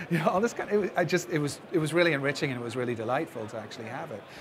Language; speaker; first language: English; native; English